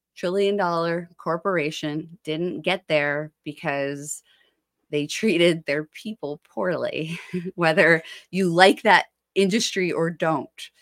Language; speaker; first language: English; native; English